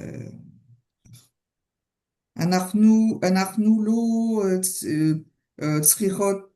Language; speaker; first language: Hebrew; non-native, learner; French